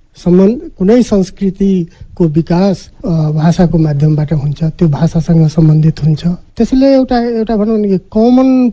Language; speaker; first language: Nepali; non-native, local second language; Maithili